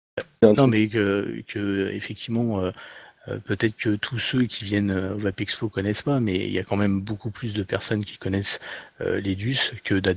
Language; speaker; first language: French; native; French